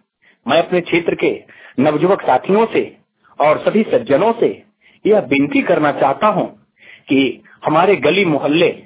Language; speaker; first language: Hindi; native; Hindi